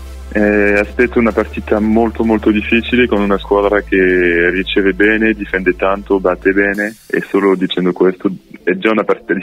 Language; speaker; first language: Italian; non-native, fluent; French